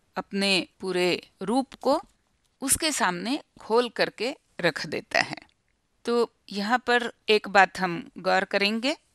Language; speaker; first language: Hindi; non-native, local second language; Marathi